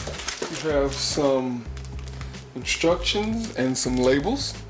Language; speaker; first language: English; native; English